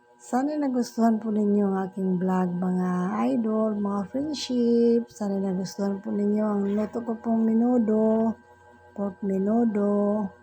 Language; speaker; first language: Filipino; non-native, local second language; Cebuano